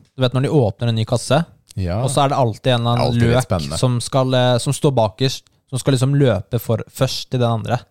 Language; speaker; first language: Norwegian; native; Norwegian